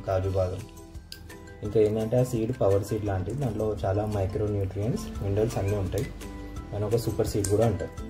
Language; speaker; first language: Telugu; non-native, local second language; Urdu